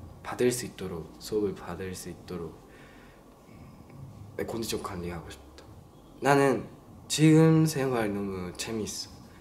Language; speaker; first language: Korean; non-native, learner; Japanese